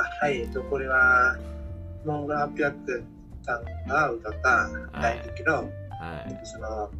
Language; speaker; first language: Japanese; non-native, learner; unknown